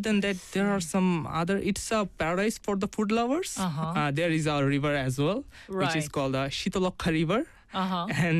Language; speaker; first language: English; non-native, local second language; Bangla